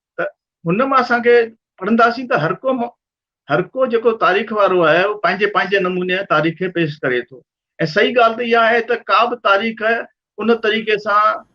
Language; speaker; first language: Sindhi; early bilingual, heritage; Sindhi